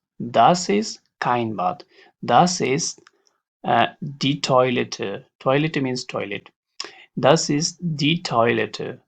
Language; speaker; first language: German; non-native, learner; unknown